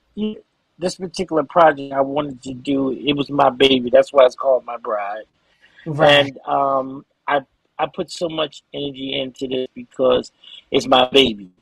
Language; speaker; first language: English; native; English